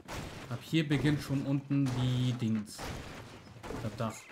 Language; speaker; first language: German; native; German